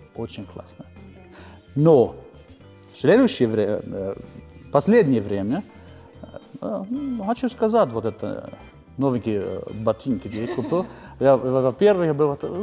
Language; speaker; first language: Russian; non-native, learner; Finnish